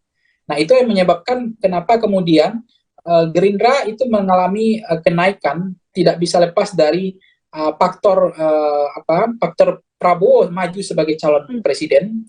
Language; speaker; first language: Indonesian; native; Indonesian